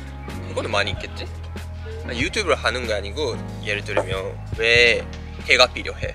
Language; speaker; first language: Korean; non-native, fluent; Japanese